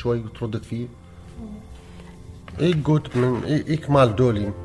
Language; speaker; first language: Danish; non-native, learner; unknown